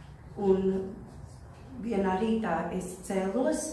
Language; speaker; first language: Latvian; non-native, local second language; Russian